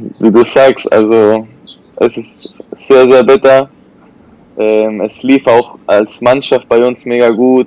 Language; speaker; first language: German; non-native, fluent; Spanish